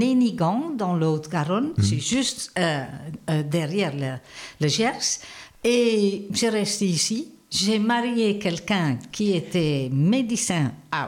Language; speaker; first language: French; non-native, learner; Dutch